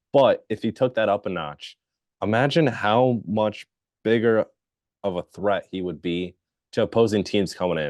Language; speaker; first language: English; native; English